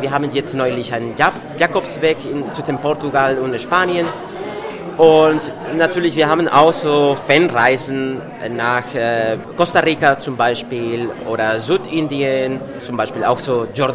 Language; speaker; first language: German; non-native, fluent; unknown